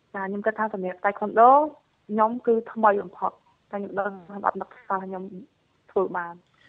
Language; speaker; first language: Khmer; native; Khmer